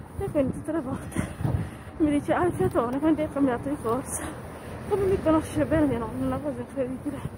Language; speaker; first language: Italian; native; Italian